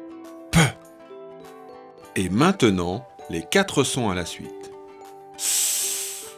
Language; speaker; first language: French; native; French